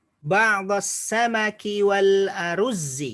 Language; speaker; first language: Arabic; non-native, fluent; Indonesian